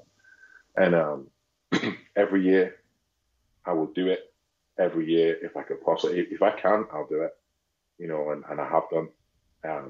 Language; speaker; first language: English; native; English